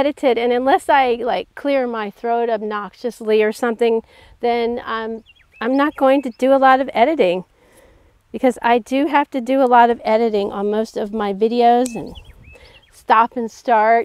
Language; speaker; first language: English; native; English